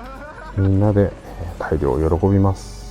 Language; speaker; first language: Japanese; native; Japanese